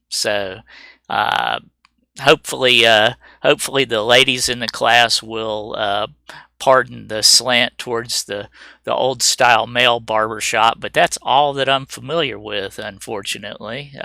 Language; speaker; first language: English; native; English